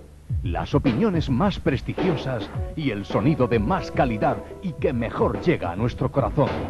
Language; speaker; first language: Spanish; native; Spanish